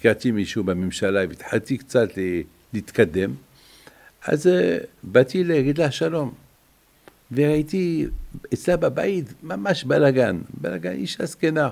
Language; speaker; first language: Hebrew; non-native, fluent; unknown